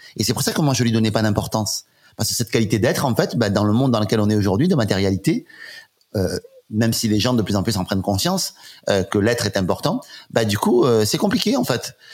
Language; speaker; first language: French; native; French